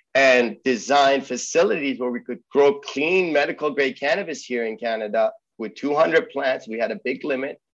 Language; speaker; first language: English; early bilingual, other home language; Persian